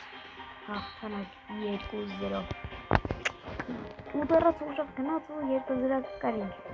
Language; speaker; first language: Armenian; native; Armenian